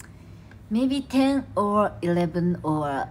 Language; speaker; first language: English; non-native, learner; Japanese